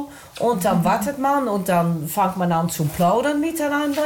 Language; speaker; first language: German; non-native, learner; Dutch